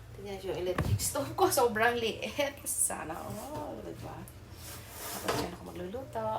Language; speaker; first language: Filipino; non-native, local second language; Cebuano